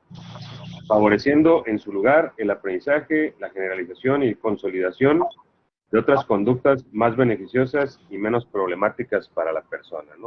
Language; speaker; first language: Spanish; native; Spanish